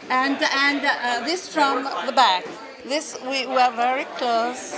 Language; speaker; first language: English; non-native, fluent; Italian